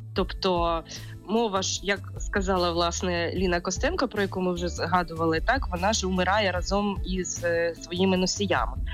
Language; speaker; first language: Ukrainian; native; Ukrainian